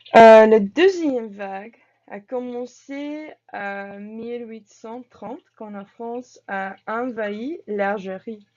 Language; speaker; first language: French; non-native, learner; English